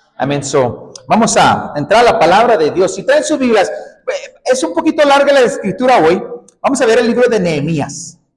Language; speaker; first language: Spanish; early bilingual, heritage; Spanish